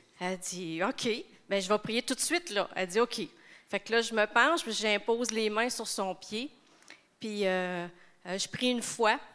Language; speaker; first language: French; native; French